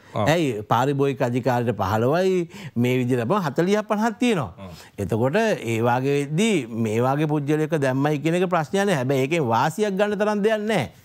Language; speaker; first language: Sinhala; native; Sinhala